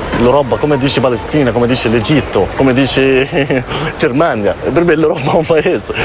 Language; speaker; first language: Italian; non-native, fluent; Arabic